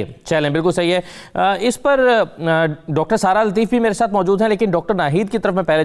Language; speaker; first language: Urdu; native; Urdu